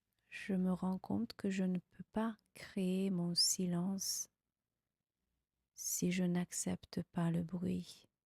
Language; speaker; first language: French; non-native, fluent; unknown